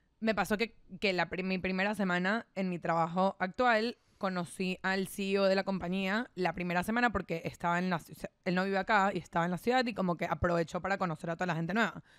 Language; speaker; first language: Spanish; native; Spanish